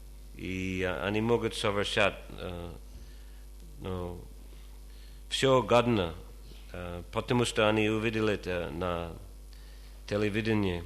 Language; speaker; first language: Russian; non-native, fluent; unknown